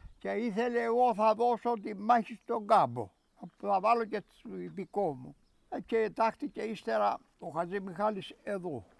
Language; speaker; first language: Greek; native; Greek